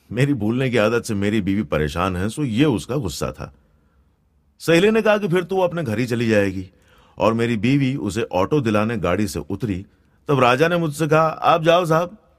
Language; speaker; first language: Hindi; non-native, local second language; Gujarati